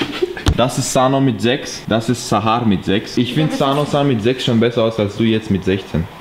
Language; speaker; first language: German; early bilingual, other home language; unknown